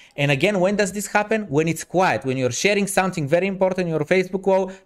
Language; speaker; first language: English; non-native, fluent; Bulgarian